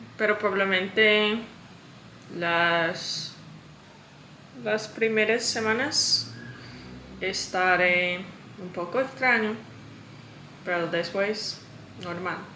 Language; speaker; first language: Spanish; non-native, learner; English